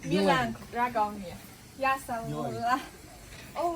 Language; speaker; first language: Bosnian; non-native, learner; Chinese